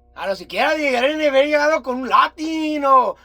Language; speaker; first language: Spanish; early bilingual, heritage; Spanish